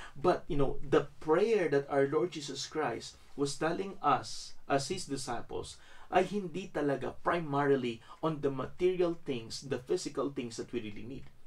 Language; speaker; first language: English; non-native, local second language; Filipino